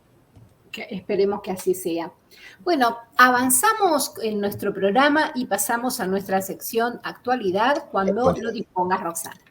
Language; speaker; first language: Spanish; native; Spanish